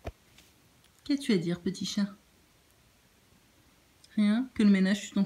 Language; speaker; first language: French; native; French